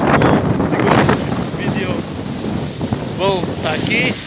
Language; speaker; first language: Russian; non-native, learner; Tajik